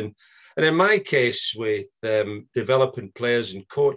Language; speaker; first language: English; native; English